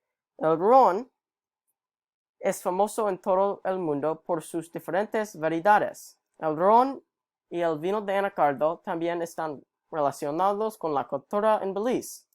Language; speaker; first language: Spanish; non-native, learner; English